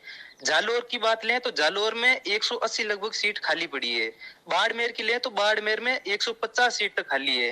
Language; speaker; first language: Hindi; native; Hindi